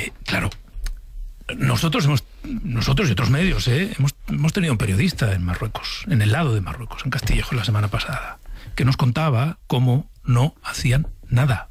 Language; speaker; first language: Spanish; native; Spanish